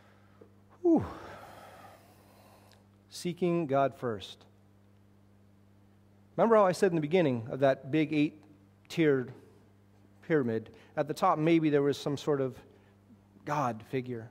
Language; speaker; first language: English; native; English